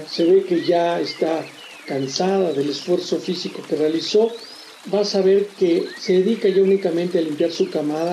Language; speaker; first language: Spanish; native; Spanish